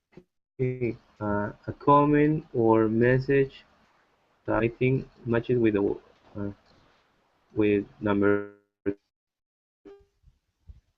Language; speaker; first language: English; non-native, learner; Spanish